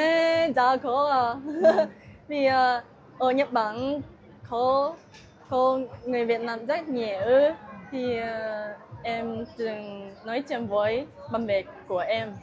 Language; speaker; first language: Vietnamese; non-native, learner; Japanese